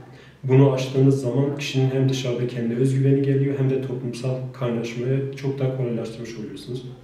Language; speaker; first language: Turkish; native; Turkish